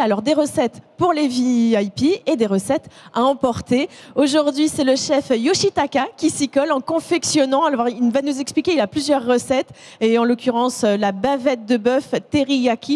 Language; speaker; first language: French; native; French